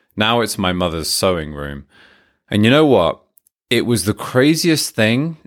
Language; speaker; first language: English; native; English